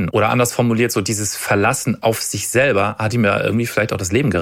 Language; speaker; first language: German; native; German